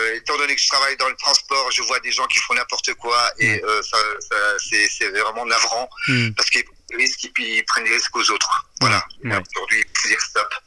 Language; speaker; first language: French; native; French